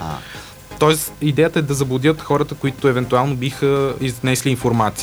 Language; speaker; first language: Bulgarian; native; Bulgarian